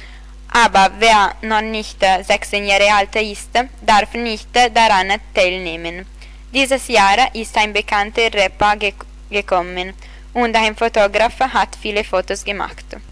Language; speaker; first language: German; non-native, learner; Italian